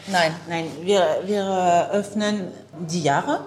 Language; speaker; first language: German; non-native, learner; French